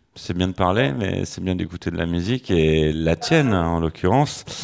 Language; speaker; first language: French; native; French